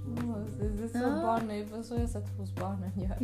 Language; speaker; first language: Swedish; early bilingual, other home language; Spanish